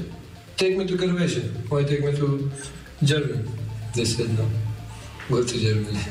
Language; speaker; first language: English; non-native, learner; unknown